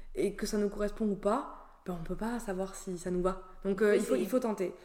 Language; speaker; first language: French; native; French